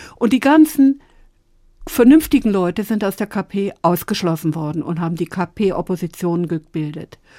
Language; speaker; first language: German; native; German